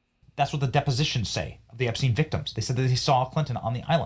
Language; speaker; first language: English; native; English